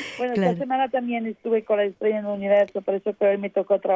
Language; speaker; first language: Spanish; native; Spanish